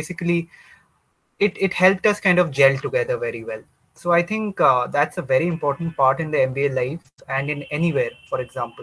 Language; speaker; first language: English; non-native, local second language; Bangla